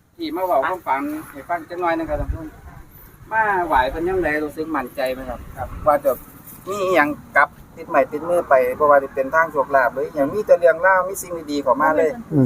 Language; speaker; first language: Thai; native; Thai